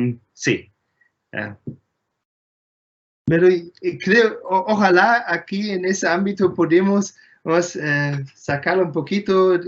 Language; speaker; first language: Spanish; non-native, fluent; German